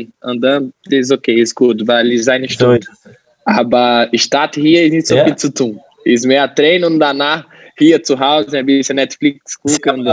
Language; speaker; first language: German; non-native, learner; Portuguese